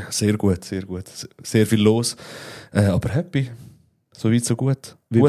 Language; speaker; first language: German; native; German